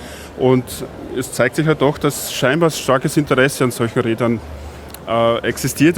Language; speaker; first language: German; native; German